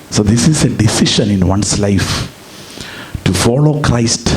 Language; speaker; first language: English; non-native, local second language; Malayalam